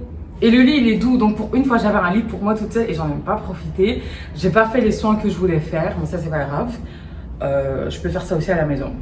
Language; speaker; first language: French; native; French